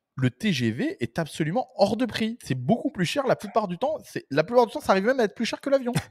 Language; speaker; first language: French; native; French